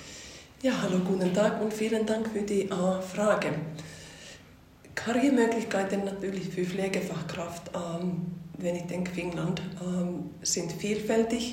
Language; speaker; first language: German; non-native, fluent; Finnish